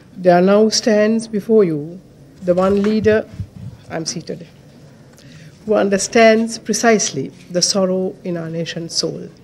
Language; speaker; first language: English; non-native, local second language; Sinhala